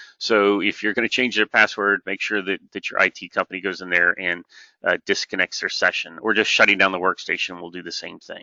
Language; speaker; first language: English; native; English